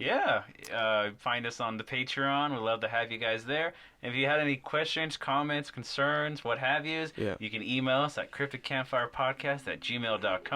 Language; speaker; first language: English; native; English